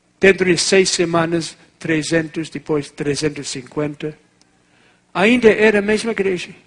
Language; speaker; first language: Portuguese; non-native, fluent; English